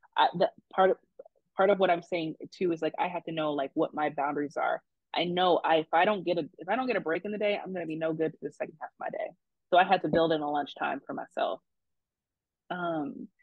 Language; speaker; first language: English; native; English